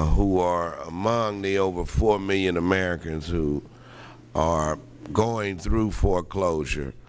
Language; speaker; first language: English; native; English